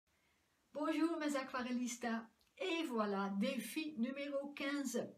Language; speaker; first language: French; non-native, fluent; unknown